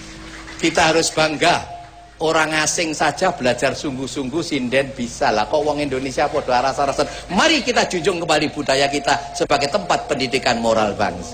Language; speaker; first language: Indonesian; non-native, local second language; Javanese